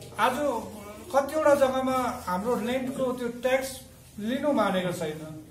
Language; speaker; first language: Nepali; native; Nepali